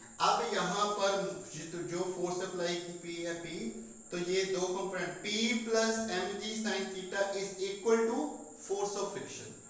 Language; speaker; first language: Hindi; non-native, local second language; Punjabi